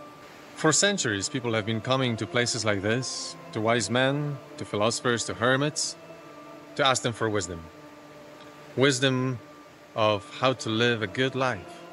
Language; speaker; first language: English; non-native, fluent; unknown